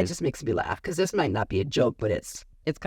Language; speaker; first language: English; native; English